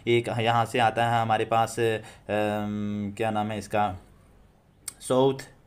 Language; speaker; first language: Hindi; non-native, local second language; Kashmiri